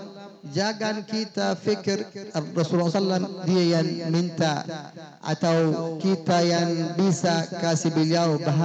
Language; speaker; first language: Indonesian; non-native, fluent; Arabic